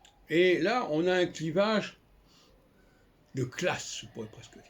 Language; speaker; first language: French; native; French